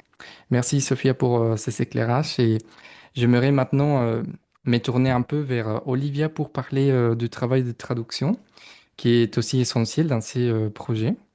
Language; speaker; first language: French; non-native, fluent; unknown